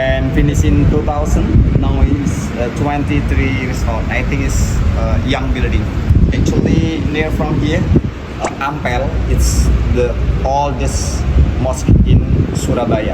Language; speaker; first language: English; non-native, learner; Indonesian